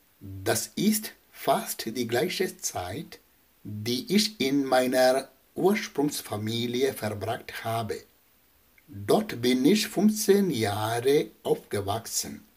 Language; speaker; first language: German; non-native, fluent; Malayalam